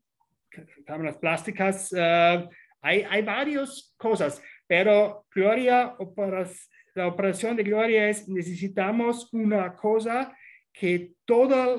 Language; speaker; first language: Spanish; non-native, fluent; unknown